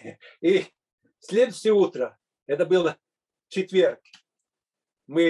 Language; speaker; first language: Russian; non-native, fluent; Finnish